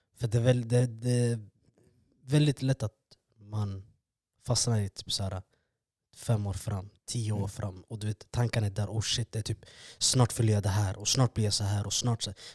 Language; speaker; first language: Swedish; early bilingual, other home language; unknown